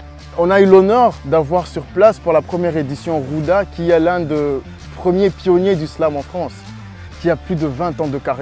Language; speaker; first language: French; non-native, local second language; Rundi